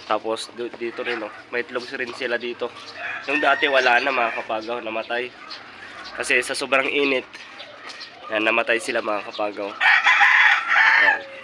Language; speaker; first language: Filipino; non-native, local second language; Iloko